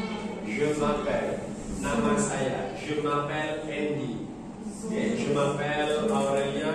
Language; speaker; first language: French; non-native, fluent; Indonesian